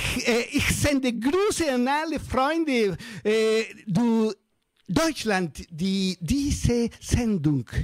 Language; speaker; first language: German; non-native, learner; Spanish